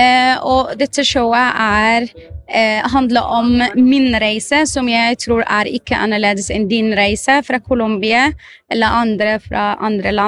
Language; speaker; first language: Norwegian; non-native, fluent; Arabic